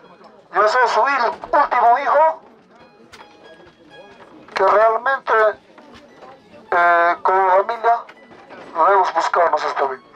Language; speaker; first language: Spanish; native; Spanish